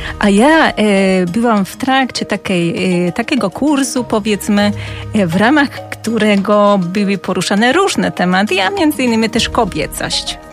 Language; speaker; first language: Polish; non-native, fluent; Hungarian